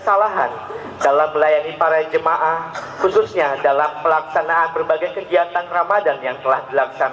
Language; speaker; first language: Indonesian; native; Indonesian